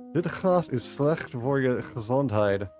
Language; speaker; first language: Dutch; non-native, learner; English